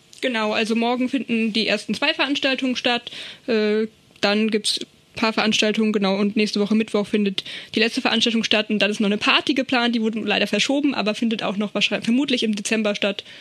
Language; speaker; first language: German; native; German